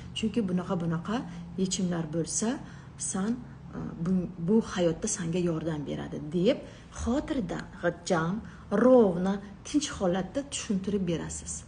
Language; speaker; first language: Uzbek; non-native, local second language; Russian